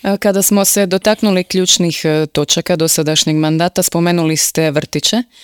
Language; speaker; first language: Croatian; native; Croatian